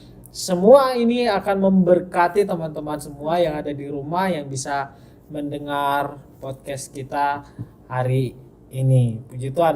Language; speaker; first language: Indonesian; native; Indonesian